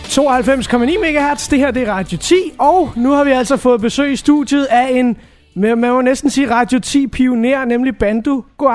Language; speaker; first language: Danish; native; Danish